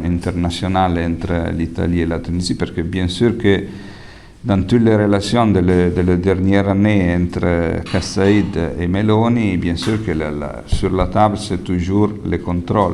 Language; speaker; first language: French; non-native, fluent; Italian